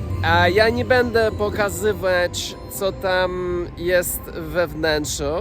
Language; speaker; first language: Polish; non-native, learner; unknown